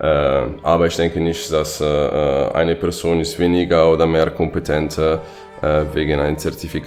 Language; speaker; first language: German; non-native, fluent; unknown